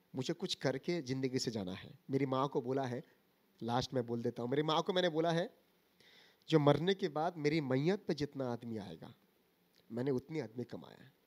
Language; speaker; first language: Hindi; non-native, local second language; Bangla